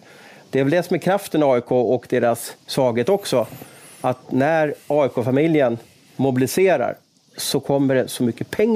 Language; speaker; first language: Swedish; native; Swedish